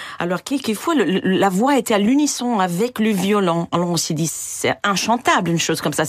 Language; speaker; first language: French; non-native, fluent; Italian